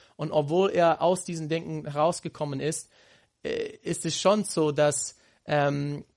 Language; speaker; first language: German; non-native, fluent; English